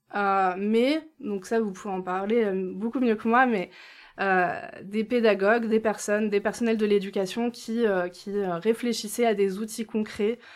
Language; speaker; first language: French; native; French